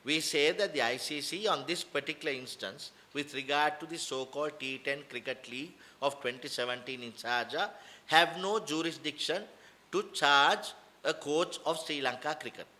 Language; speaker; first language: English; non-native, local second language; Sinhala